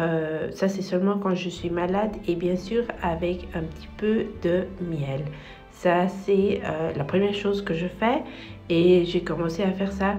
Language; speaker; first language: French; non-native, fluent; Spanish